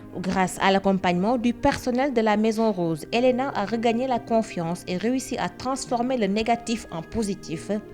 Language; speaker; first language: French; non-native, local second language; Wolof